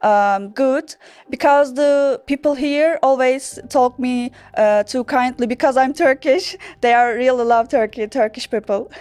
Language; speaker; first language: English; non-native, learner; Turkish